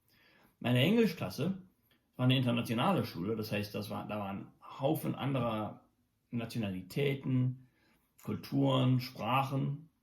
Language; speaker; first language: German; non-native, local second language; English